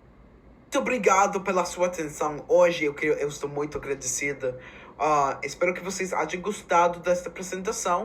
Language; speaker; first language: Portuguese; non-native, learner; English